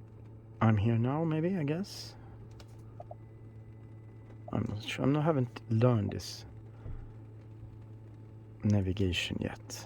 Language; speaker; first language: English; non-native, fluent; Swedish